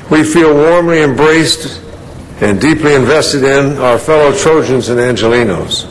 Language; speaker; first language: English; native; English